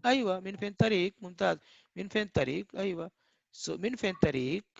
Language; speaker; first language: Arabic; non-native, fluent; Hindi